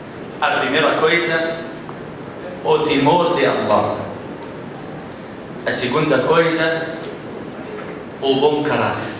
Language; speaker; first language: Portuguese; non-native, learner; Arabic